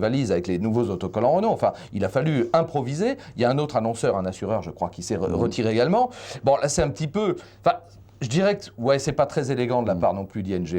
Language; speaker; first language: French; native; French